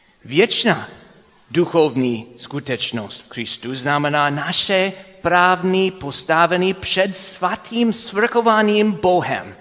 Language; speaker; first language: Czech; non-native, fluent; English